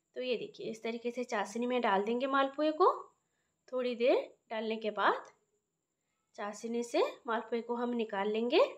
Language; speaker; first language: Hindi; non-native, local second language; Odia